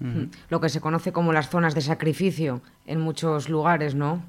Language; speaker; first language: Spanish; native; Spanish